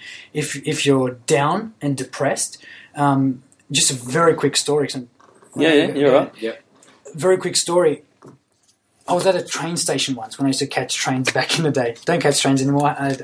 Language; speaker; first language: English; native; English